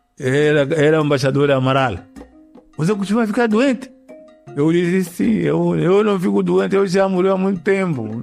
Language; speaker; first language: Portuguese; non-native, local second language; Yao